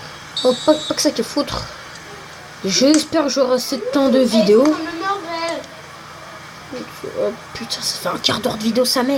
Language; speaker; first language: French; native; French